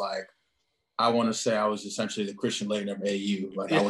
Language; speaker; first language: English; native; English